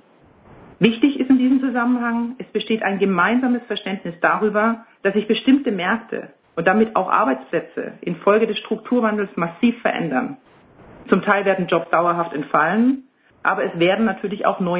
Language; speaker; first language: German; native; German